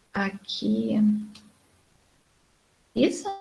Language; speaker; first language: Portuguese; native; Portuguese